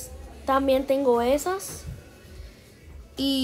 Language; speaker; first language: Spanish; early bilingual, heritage; Spanish